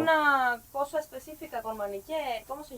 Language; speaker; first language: Spanish; non-native, learner; Greek